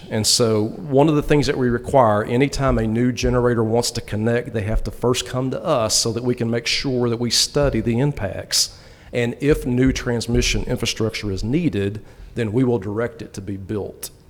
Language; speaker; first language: English; native; English